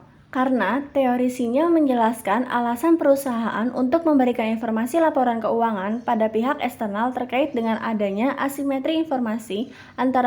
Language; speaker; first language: Indonesian; native; Indonesian